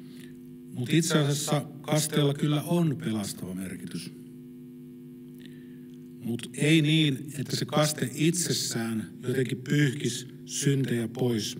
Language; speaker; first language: Finnish; native; Finnish